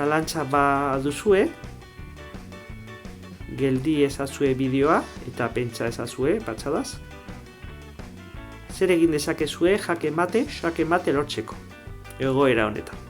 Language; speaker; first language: Basque; non-native, local second language; Spanish